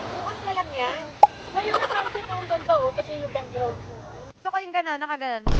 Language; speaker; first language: Filipino; native; Filipino